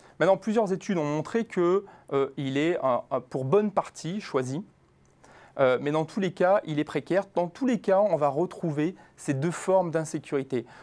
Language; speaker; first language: French; native; French